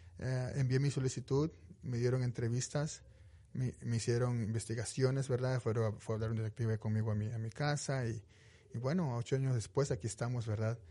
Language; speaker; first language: Spanish; native; Spanish